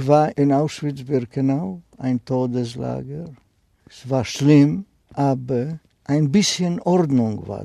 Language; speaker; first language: German; non-native, fluent; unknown